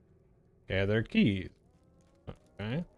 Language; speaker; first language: English; native; English